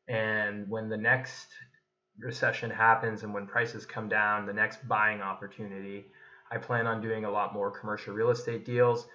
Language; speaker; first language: English; native; English